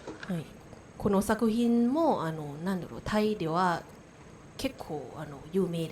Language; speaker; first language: Japanese; non-native, learner; Thai